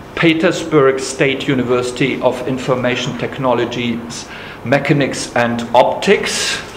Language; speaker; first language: English; non-native, fluent; German